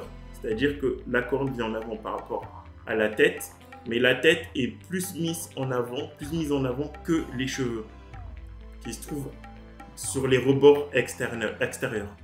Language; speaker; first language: French; native; French